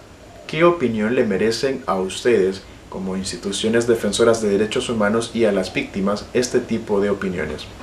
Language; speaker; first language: Spanish; native; Spanish